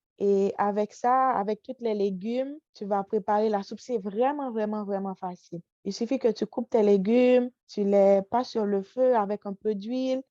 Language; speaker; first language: French; non-native, local second language; Haitian Creole